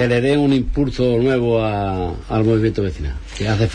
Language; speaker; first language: Spanish; native; Spanish